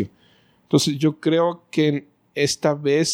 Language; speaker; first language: Spanish; native; Spanish